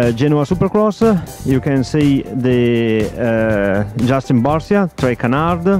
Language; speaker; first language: English; non-native, learner; Italian